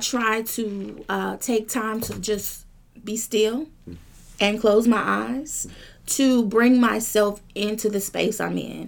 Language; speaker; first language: English; native; English